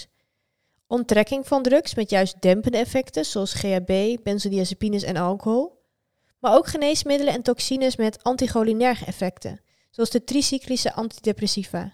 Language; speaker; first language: Dutch; native; Dutch